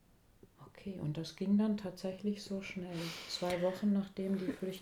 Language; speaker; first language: German; native; German